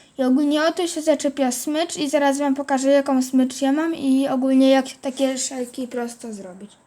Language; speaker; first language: Polish; native; Polish